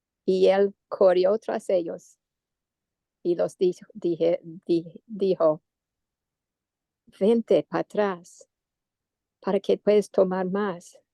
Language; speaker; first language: Spanish; non-native, learner; English